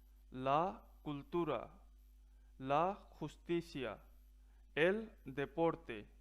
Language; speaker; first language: Spanish; non-native, fluent; Punjabi